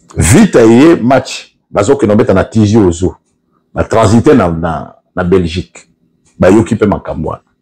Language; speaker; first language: Lingala; non-native, local second language; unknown